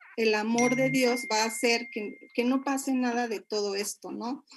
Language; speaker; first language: Spanish; native; Spanish